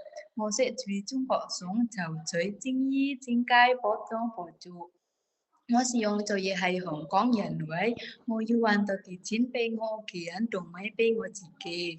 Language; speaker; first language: Cantonese; non-native, learner; Indonesian